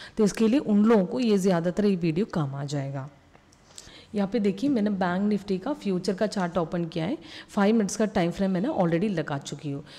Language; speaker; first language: Hindi; non-native, local second language; Malayalam